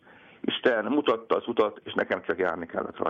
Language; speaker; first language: Hungarian; native; Hungarian